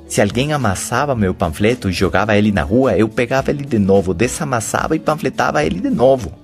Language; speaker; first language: Portuguese; non-native, fluent; Spanish